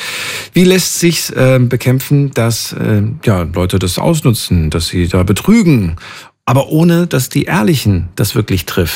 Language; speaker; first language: German; native; German